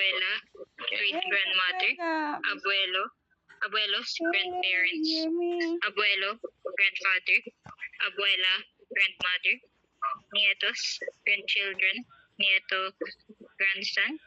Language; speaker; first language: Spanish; non-native, learner; Filipino